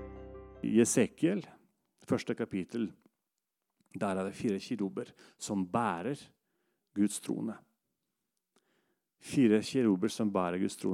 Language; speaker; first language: Norwegian; non-native, fluent; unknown